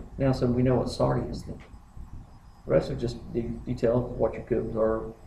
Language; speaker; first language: English; native; English